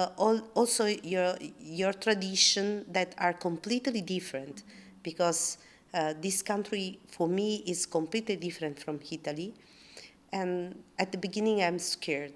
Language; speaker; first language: English; non-native, learner; Italian